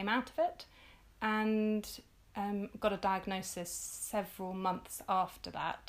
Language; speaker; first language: English; native; English